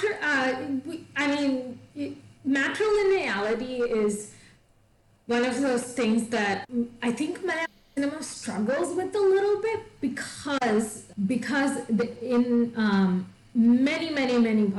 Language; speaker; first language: English; non-native, local second language; Malayalam